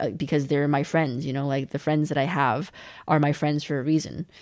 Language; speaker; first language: English; native; English